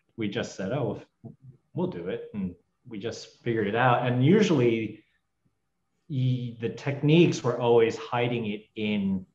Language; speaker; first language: English; native; English